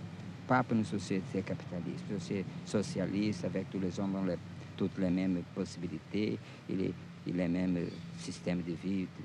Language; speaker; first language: French; non-native, fluent; Portuguese